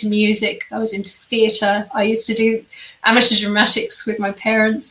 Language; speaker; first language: English; native; English